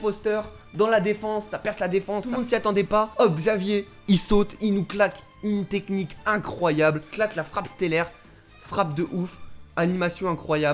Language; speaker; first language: French; native; French